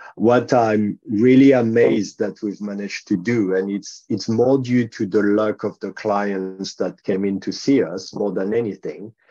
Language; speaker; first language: English; non-native, fluent; French